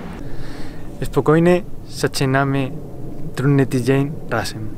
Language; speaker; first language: Polish; non-native, learner; Spanish